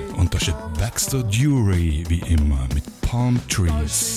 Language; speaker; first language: German; native; German